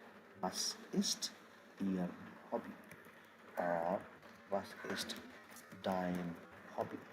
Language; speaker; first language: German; non-native, fluent; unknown